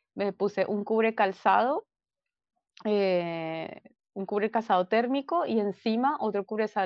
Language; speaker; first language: Spanish; native; Spanish